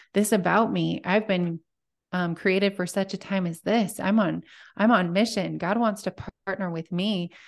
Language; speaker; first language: English; native; English